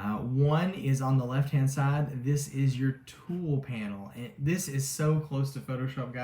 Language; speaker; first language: English; native; English